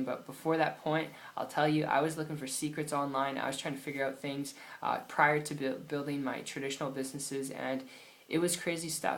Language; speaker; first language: English; native; English